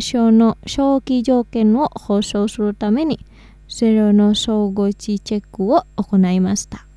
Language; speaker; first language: Japanese; non-native, fluent; Indonesian